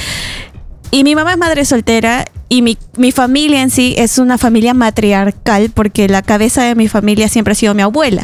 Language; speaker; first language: Spanish; native; Spanish